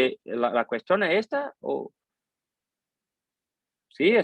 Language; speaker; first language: Spanish; non-native, fluent; Portuguese